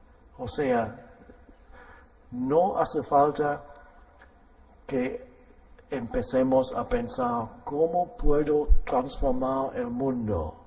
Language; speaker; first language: Spanish; non-native, fluent; German